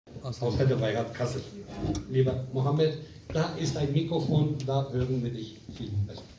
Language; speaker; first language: German; native; German